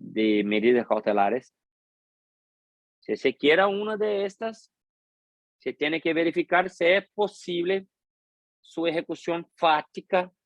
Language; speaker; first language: Spanish; non-native, fluent; Portuguese